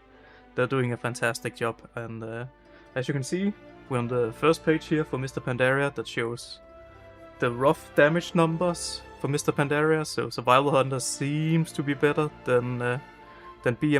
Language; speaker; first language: English; non-native, fluent; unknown